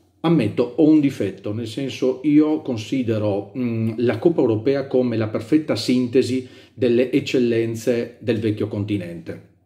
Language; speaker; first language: Italian; native; Italian